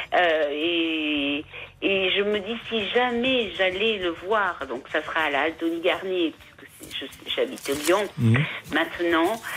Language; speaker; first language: French; native; French